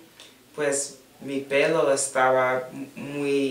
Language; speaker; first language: Spanish; non-native, learner; English